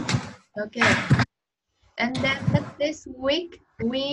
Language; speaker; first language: English; non-native, learner; Vietnamese